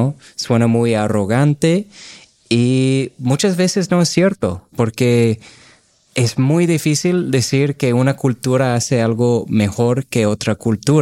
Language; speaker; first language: Spanish; non-native, fluent; English